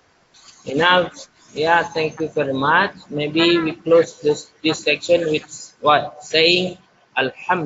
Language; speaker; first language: English; non-native, learner; Indonesian